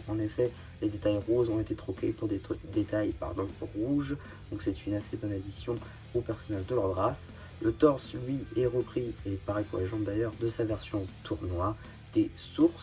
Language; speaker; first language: French; native; French